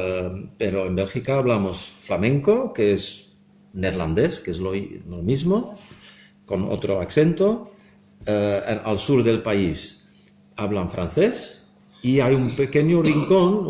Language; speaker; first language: Spanish; non-native, fluent; Dutch